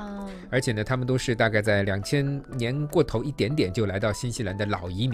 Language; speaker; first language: Chinese; native; Chinese